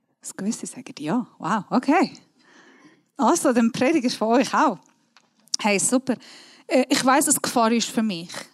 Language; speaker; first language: German; non-native, fluent; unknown